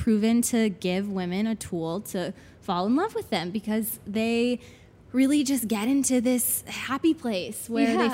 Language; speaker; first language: English; native; English